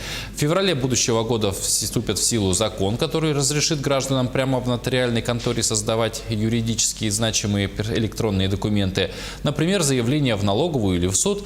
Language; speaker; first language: Russian; native; Russian